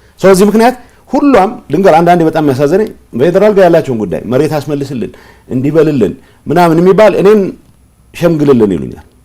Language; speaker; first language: Amharic; non-native, local second language; Tigrinya